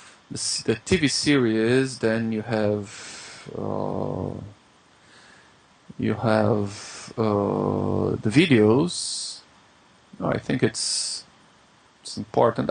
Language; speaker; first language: English; non-native, fluent; Portuguese